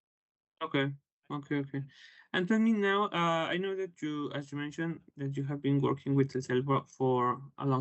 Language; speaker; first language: English; non-native, fluent; Spanish